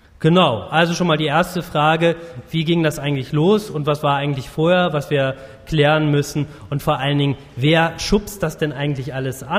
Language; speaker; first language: German; native; German